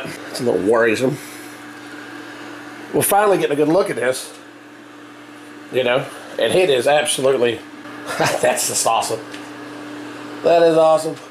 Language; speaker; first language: English; native; English